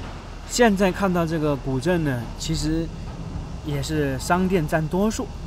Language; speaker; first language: Chinese; native; Chinese